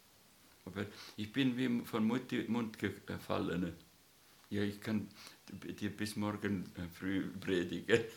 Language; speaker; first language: German; non-native, fluent; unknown